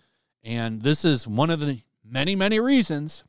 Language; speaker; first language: English; native; English